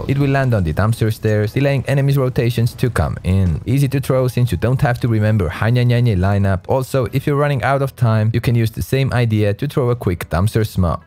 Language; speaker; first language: English; non-native, fluent; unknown